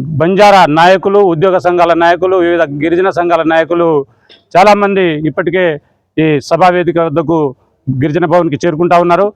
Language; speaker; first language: Telugu; non-native, local second language; Lambadi